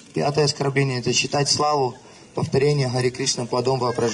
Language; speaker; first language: Russian; native; Russian